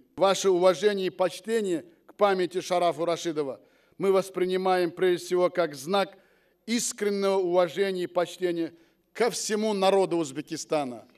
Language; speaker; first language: Russian; non-native, local second language; Uzbek